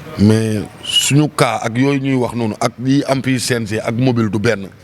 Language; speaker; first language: Wolof; native; Wolof